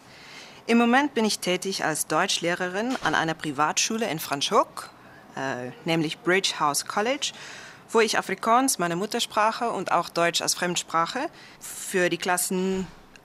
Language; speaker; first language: German; non-native, fluent; Afrikaans